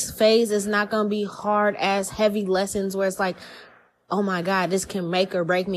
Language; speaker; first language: English; native; English